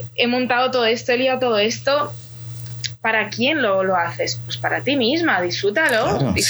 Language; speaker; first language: Spanish; early bilingual, other home language; Ukrainian